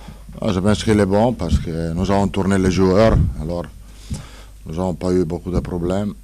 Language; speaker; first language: French; non-native, learner; Italian